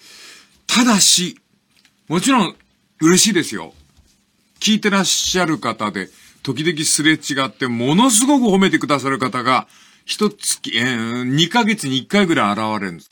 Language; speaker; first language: Japanese; native; Japanese